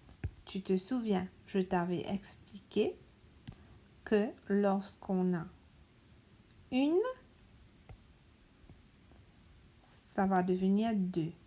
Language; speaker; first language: French; non-native, local second language; Morisyen